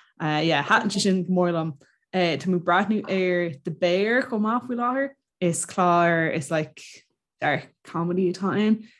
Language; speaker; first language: Irish; non-native, local second language; English